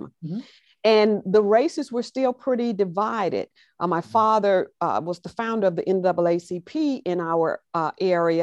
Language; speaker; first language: English; native; English